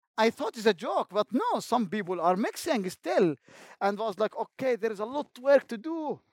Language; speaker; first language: English; non-native, fluent; Arabic